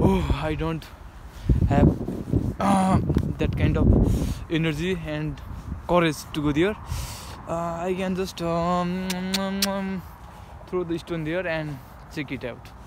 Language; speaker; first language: English; non-native, learner; Nepali